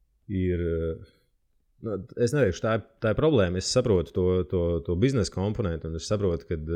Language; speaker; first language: Latvian; native; Latvian